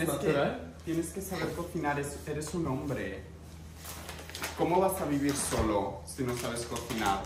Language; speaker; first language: Spanish; native; Spanish